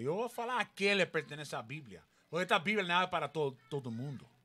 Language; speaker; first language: Portuguese; non-native, learner; Spanish